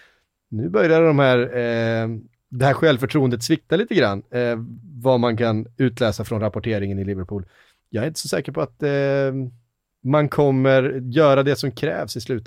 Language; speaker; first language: Swedish; native; Swedish